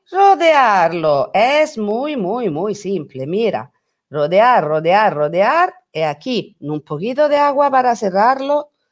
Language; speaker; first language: Spanish; non-native, learner; Italian